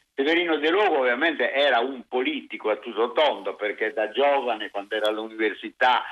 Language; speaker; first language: Italian; native; Italian